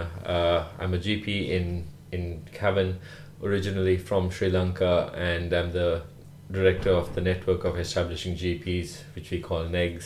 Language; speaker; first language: English; non-native, local second language; Sinhala